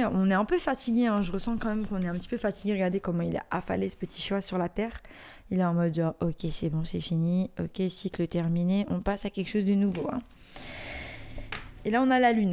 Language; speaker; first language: French; native; French